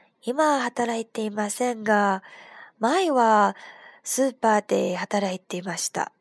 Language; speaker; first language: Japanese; non-native, fluent; Chinese